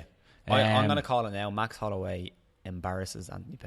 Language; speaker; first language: English; native; English